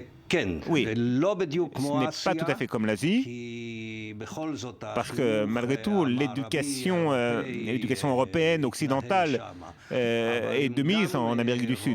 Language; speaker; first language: French; non-native, fluent; Hebrew